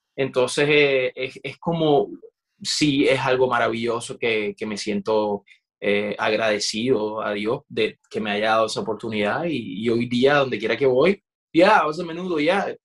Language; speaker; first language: Spanish; native; Spanish